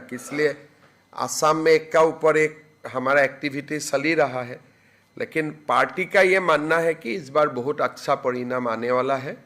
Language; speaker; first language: Hindi; non-native, local second language; Assamese